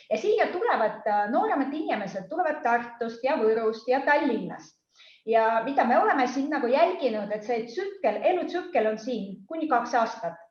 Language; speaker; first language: Estonian; non-native, local second language; Russian